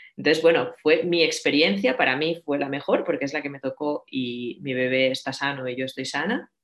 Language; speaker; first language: Spanish; native; Spanish